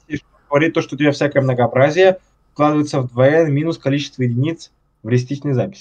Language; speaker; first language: Russian; native; Russian